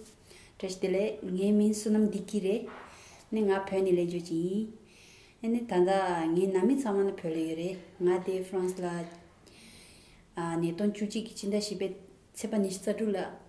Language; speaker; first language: French; non-native, learner; Tibetan